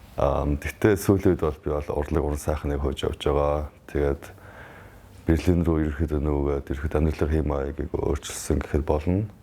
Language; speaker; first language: Mongolian; early bilingual, heritage; Mongolian